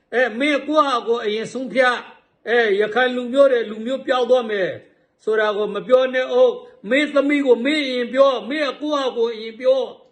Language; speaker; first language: Burmese; native; Burmese